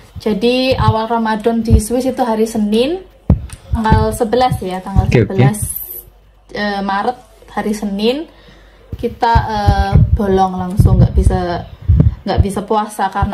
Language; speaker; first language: Indonesian; non-native, local second language; Javanese